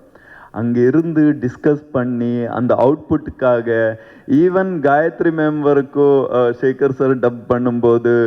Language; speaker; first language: Tamil; non-native, learner; Kannada